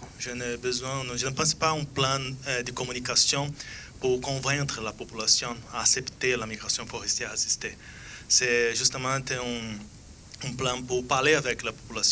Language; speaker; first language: French; non-native, fluent; Portuguese